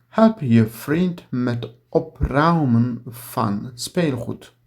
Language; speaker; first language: Dutch; non-native, learner; Turkish